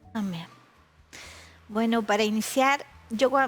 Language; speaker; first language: Spanish; native; Spanish